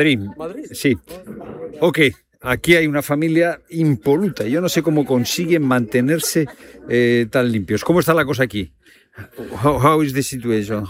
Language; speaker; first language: Spanish; native; Spanish